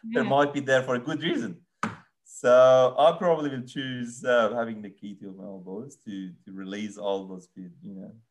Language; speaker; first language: English; non-native, fluent; Persian